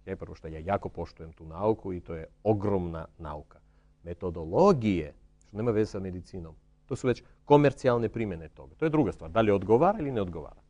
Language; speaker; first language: Croatian; non-native, fluent; Armenian